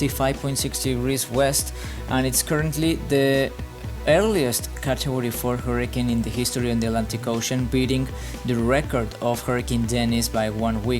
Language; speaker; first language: English; non-native, fluent; Spanish